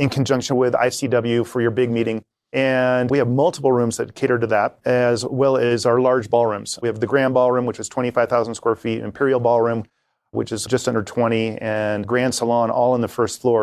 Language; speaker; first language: English; native; English